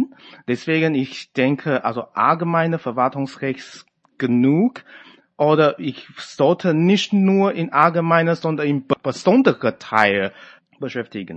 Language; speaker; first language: German; non-native, fluent; Chinese